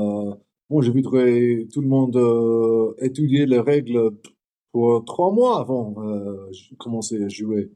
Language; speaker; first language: French; non-native, learner; English